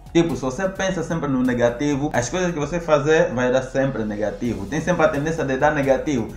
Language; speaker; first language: Portuguese; native; Portuguese